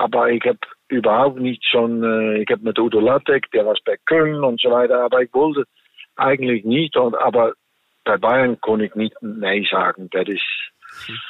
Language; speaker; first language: German; non-native, fluent; Danish